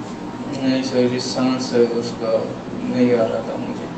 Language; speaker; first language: Hindi; non-native, local second language; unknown